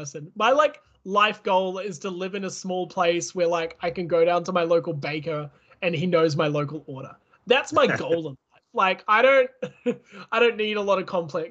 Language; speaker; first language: English; native; English